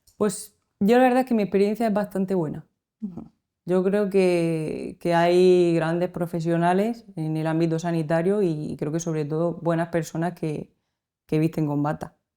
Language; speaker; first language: Spanish; native; Spanish